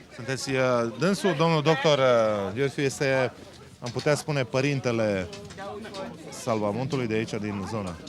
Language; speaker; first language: Romanian; native; Romanian